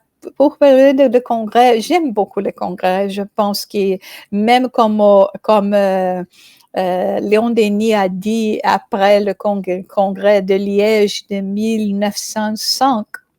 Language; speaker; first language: French; non-native, fluent; Portuguese